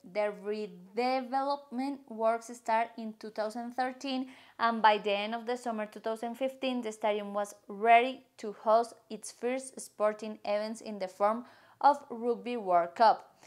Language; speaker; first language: English; non-native, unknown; Spanish